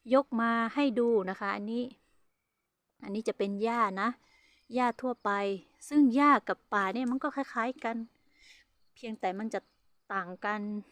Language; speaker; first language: Thai; non-native, local second language; Hmong